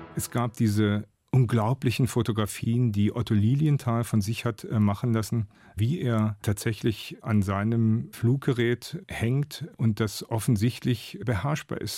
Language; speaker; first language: German; native; German